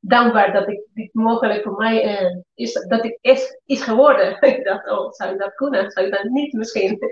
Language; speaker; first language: Dutch; non-native, learner; Spanish